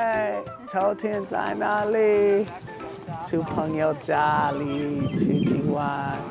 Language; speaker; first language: Chinese; non-native, learner; English